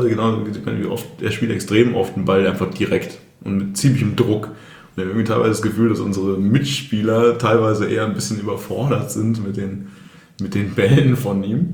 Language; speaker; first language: German; native; German